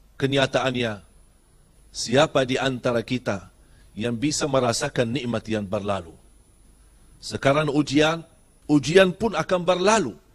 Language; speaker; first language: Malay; non-native, fluent; Arabic